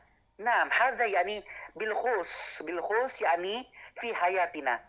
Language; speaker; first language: Arabic; non-native, learner; Indonesian